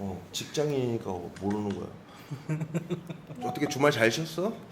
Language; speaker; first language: Korean; native; Korean